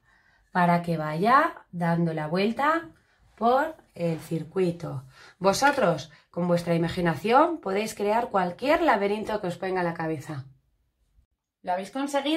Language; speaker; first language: Spanish; native; Spanish